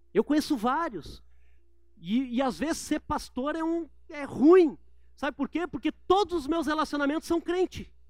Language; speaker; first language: Portuguese; native; Portuguese